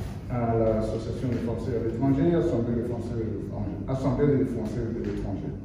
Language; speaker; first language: French; non-native, fluent; Portuguese